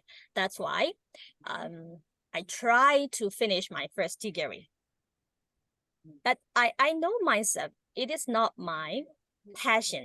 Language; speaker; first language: English; non-native, learner; Burmese